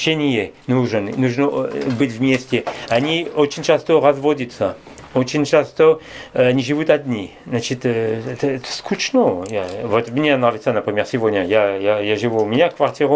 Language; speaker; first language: Russian; non-native, learner; French